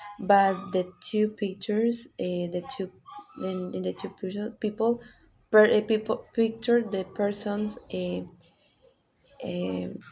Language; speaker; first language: English; non-native, learner; Spanish